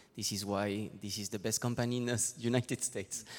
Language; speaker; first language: English; non-native, fluent; French